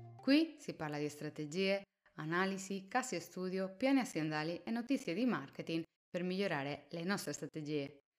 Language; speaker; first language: Italian; non-native, fluent; Spanish